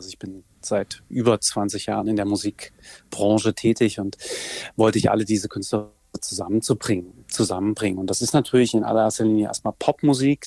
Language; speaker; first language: German; native; German